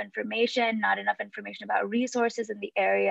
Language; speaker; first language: English; non-native, local second language; Sinhala